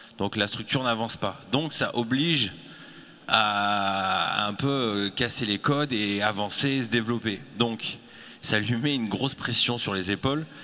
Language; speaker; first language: French; native; French